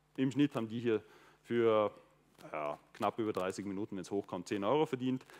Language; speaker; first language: German; native; German